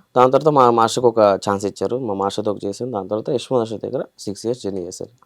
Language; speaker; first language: Telugu; native; Telugu